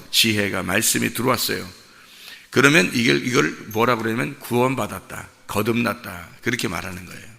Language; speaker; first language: Korean; native; Korean